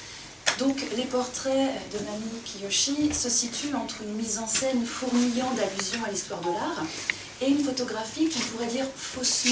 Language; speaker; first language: French; native; French